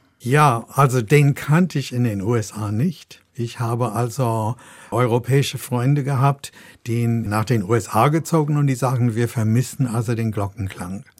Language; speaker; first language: German; non-native, fluent; English